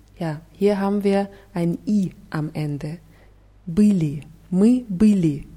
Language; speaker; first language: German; non-native, fluent; Russian